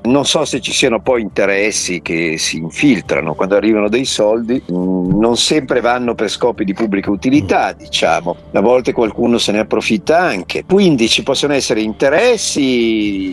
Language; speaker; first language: Italian; native; Italian